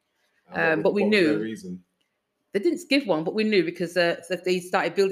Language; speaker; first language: English; native; English